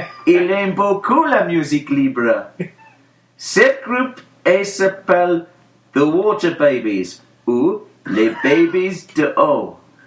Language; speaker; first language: French; non-native, learner; English